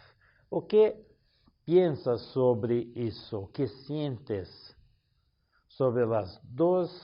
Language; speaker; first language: Spanish; non-native, learner; Portuguese